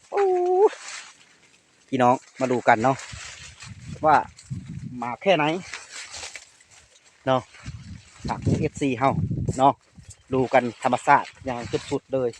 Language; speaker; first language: Thai; non-native, local second language; Lao